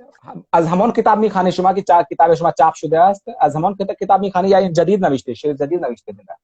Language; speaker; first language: Persian; non-native, fluent; Hindi